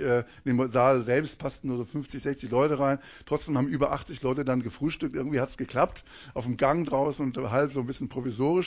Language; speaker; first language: German; native; German